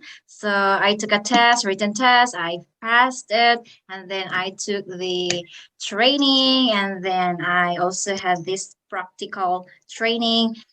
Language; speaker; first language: English; non-native, fluent; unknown